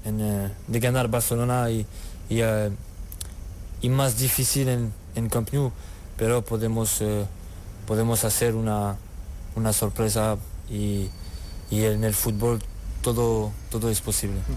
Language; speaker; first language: Spanish; non-native, learner; French